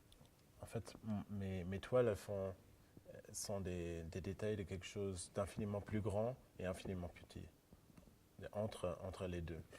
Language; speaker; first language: French; non-native, local second language; Luxembourgish